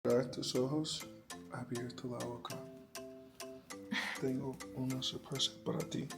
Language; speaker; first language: Spanish; non-native, learner; English